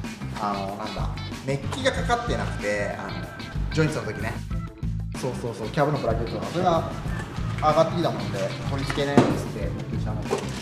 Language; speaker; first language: Japanese; native; Japanese